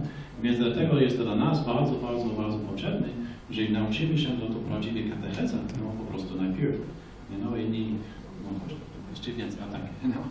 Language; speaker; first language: Polish; non-native, fluent; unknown